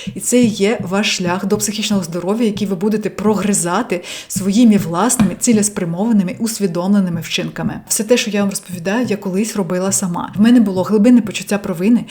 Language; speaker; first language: Ukrainian; non-native, local second language; Russian